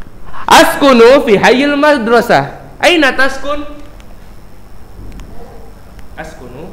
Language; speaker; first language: Arabic; non-native, fluent; Indonesian